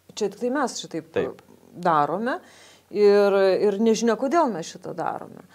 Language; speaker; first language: Lithuanian; native; Lithuanian